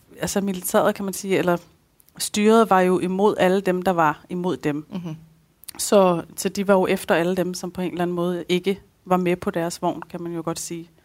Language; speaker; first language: Danish; early bilingual, other home language; Persian